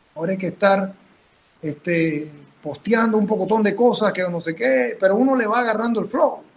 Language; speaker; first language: Spanish; native; Spanish